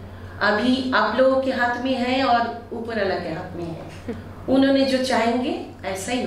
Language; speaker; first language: Hindi; non-native, local second language; Bangla